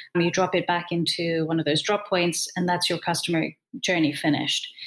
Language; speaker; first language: English; native; English